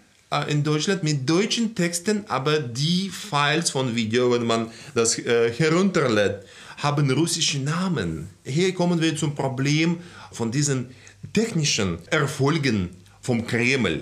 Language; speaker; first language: German; non-native, fluent; Russian